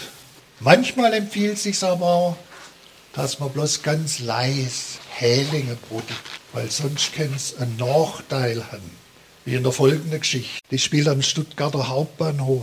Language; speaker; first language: German; native; German